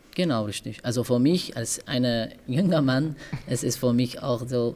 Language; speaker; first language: German; non-native, learner; Arabic